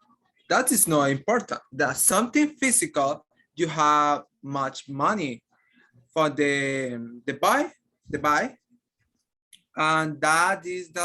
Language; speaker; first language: English; non-native, learner; Spanish